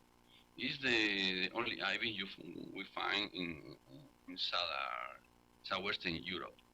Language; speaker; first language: English; non-native, learner; Spanish